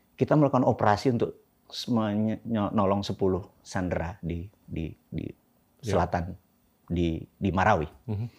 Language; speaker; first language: Indonesian; non-native, local second language; Javanese